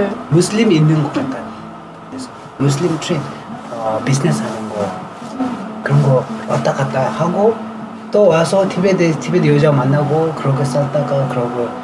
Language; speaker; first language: Korean; non-native, learner; Tibetan